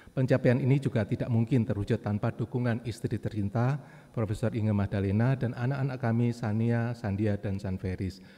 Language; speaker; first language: Indonesian; native; Indonesian